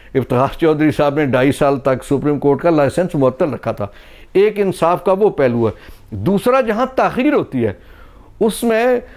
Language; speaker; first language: Urdu; non-native, local second language; Pahari-Potwari